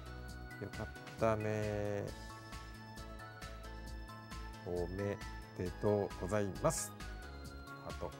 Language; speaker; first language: Japanese; native; Japanese